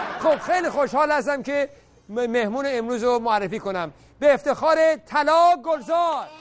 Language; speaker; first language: Persian; early bilingual, heritage; Persian